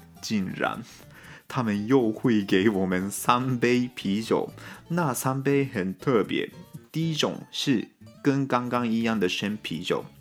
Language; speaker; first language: Chinese; non-native, fluent; Japanese